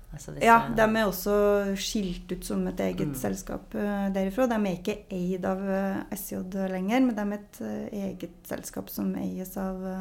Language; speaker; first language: Norwegian; native; Norwegian